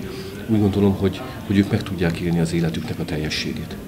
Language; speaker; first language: Hungarian; native; Hungarian